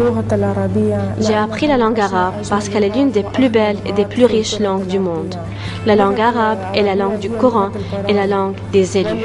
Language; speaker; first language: French; non-native, local second language; Arabic